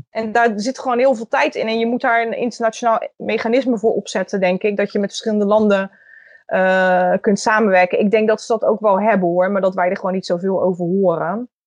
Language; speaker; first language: Dutch; native; Dutch